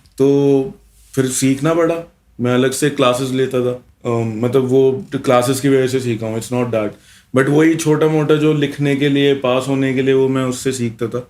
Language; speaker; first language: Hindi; early bilingual, other home language; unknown